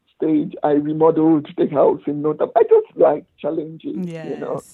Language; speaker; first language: English; non-native, local second language; Igbo